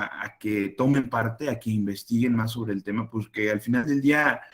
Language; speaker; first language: Spanish; native; Spanish